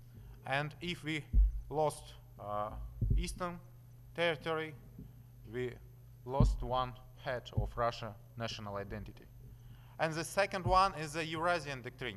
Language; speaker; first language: English; non-native, learner; Russian